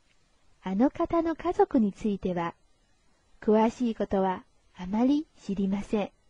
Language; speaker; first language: Japanese; non-native, fluent; Chinese